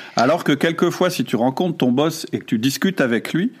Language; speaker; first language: French; non-native, fluent; German